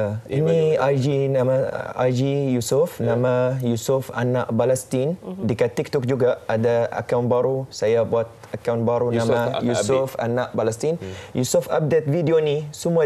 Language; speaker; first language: Indonesian; non-native, fluent; Arabic